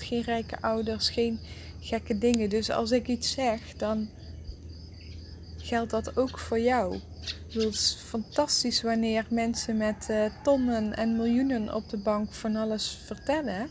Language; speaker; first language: Dutch; native; Dutch